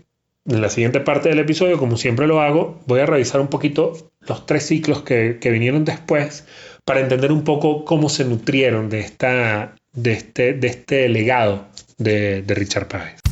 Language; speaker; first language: Spanish; native; Spanish